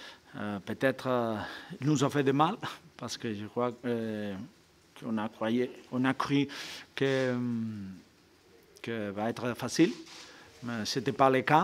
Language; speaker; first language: French; non-native, fluent; Spanish